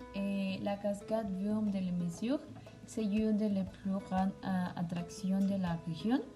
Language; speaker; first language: French; non-native, learner; Spanish